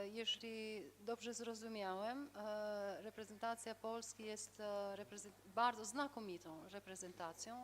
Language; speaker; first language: Polish; non-native, fluent; Albanian